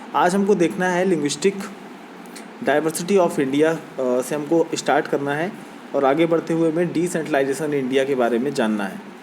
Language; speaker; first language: Hindi; native; Hindi